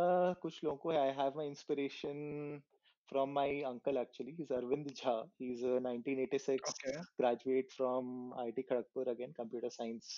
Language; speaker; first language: English; non-native, local second language; Hindi